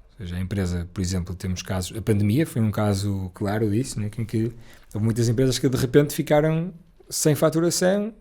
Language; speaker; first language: Portuguese; native; Portuguese